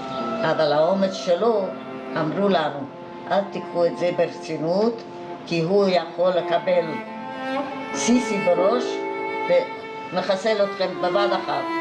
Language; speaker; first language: Hebrew; non-native, fluent; Hungarian